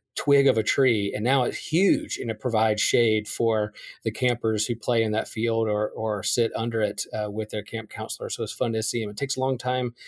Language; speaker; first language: English; native; English